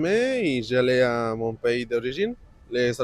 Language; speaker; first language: French; non-native, learner; Spanish